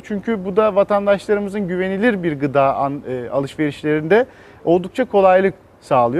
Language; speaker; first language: Turkish; native; Turkish